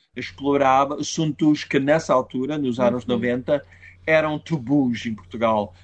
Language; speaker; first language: Portuguese; non-native, fluent; English